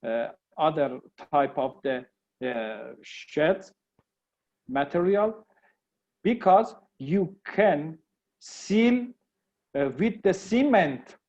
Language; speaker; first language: English; non-native, learner; Persian